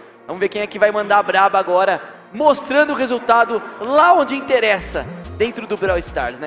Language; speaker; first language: Portuguese; native; Portuguese